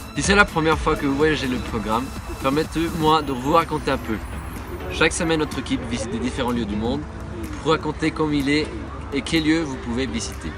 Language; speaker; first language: French; non-native, learner; Spanish